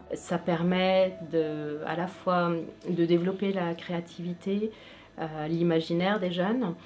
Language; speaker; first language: French; native; French